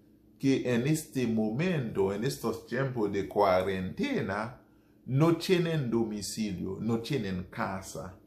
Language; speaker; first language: Spanish; non-native, fluent; Haitian Creole